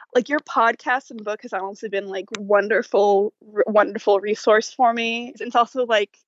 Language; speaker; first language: English; native; English